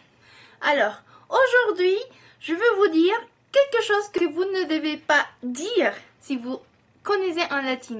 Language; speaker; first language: French; non-native, fluent; Spanish